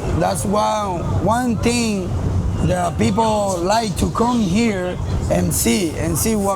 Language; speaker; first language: English; non-native, learner; Spanish